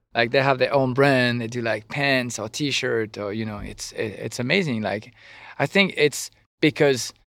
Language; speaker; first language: English; non-native, fluent; French